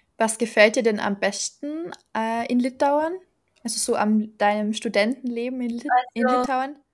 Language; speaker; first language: German; native; German